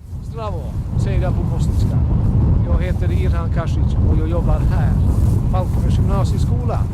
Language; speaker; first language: Swedish; non-native, fluent; Bosnian